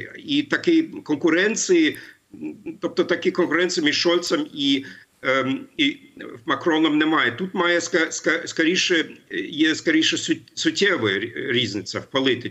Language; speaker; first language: Ukrainian; non-native, fluent; German